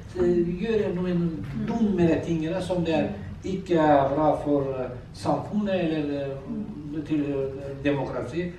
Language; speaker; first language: Norwegian; non-native, learner; Azerbaijani